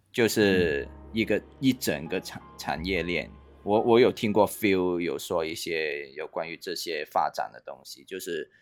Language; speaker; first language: Chinese; non-native, fluent; Cantonese